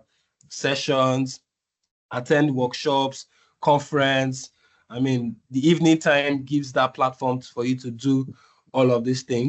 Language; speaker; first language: English; non-native, local second language; Yoruba